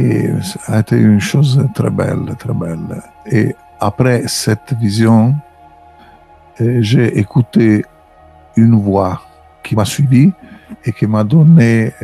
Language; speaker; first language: French; non-native, fluent; Italian